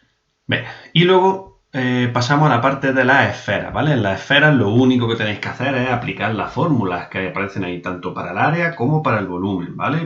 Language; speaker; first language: Spanish; native; Spanish